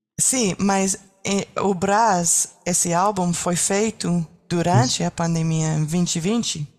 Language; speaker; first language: Portuguese; non-native, learner; French